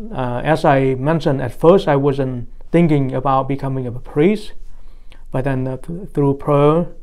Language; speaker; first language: English; non-native, fluent; Vietnamese